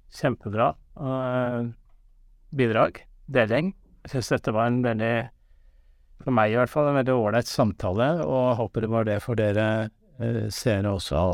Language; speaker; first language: Norwegian; native; Norwegian